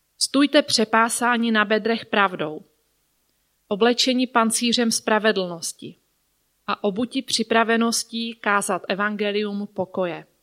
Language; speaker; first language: Czech; native; Czech